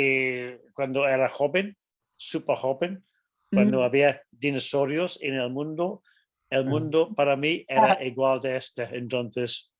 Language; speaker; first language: Spanish; non-native, fluent; English